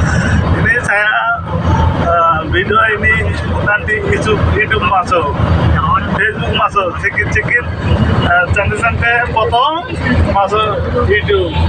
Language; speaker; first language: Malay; non-native, learner; Bangla